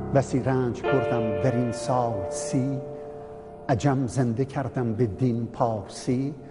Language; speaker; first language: Persian; native; Persian